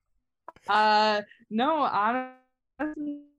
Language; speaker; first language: English; native; English